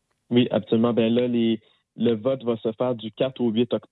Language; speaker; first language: French; native; French